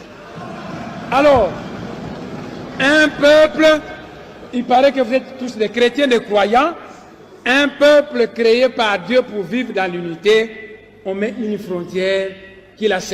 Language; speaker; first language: French; non-native, local second language; Kongo